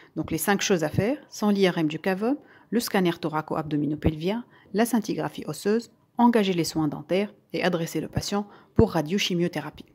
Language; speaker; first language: French; non-native, local second language; Arabic